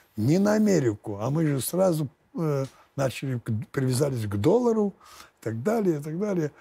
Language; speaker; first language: Russian; non-native, fluent; Lithuanian